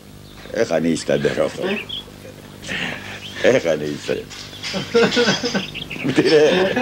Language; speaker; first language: Hebrew; non-native, fluent; Ladino